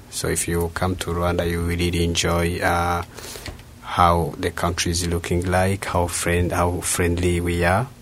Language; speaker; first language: English; non-native, local second language; Kinyarwanda